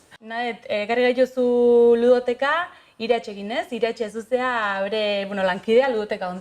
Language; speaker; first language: Basque; native; Basque